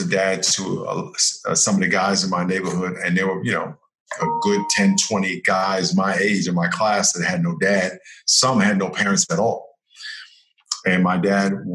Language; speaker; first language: English; native; English